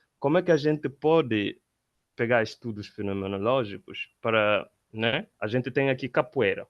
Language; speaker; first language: Portuguese; non-native, local second language; Upper Guinea Crioulo